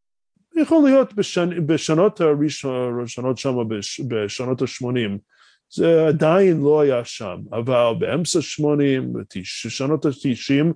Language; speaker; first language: Hebrew; non-native, fluent; English